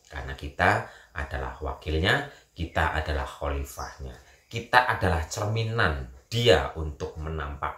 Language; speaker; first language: Indonesian; native; Indonesian